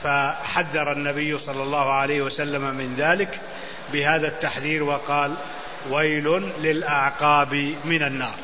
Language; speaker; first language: Arabic; native; Arabic